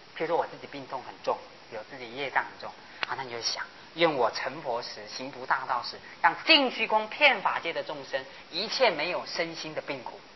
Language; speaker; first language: Chinese; non-native, local second language; Hakka Chinese